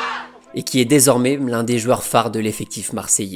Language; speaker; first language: French; native; French